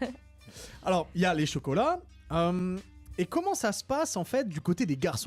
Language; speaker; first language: French; native; French